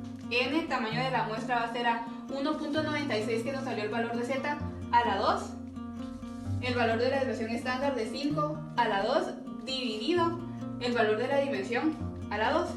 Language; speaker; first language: Spanish; native; Spanish